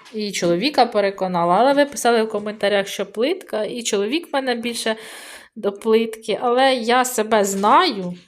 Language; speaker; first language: Ukrainian; native; Ukrainian